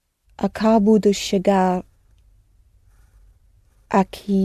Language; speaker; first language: Portuguese; non-native, learner; English